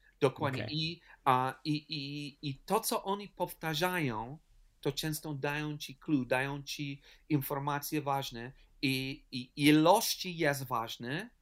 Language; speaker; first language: Polish; non-native, learner; English